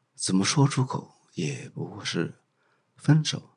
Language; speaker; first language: Chinese; non-native, local second language; Cantonese